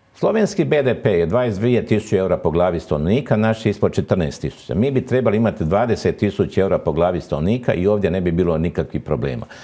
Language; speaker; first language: Croatian; native; Croatian